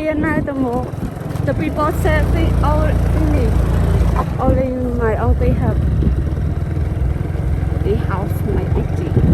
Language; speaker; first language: English; non-native, learner; Khmer